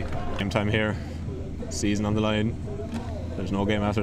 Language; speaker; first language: English; native; English